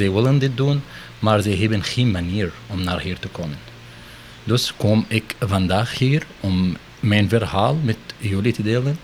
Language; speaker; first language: Dutch; non-native, learner; Arabic